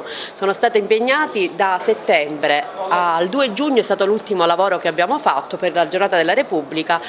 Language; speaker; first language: Italian; native; Italian